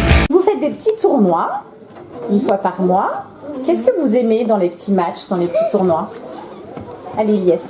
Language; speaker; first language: French; native; French